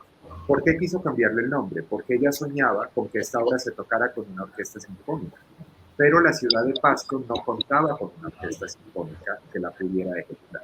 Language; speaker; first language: Spanish; native; Spanish